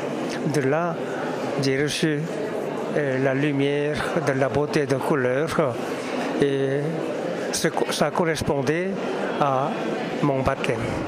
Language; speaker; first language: French; non-native, fluent; Korean